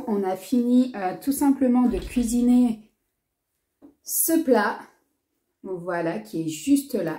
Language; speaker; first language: French; native; French